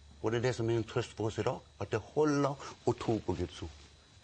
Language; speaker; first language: Norwegian; native; Norwegian